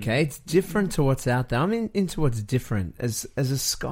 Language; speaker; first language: English; native; English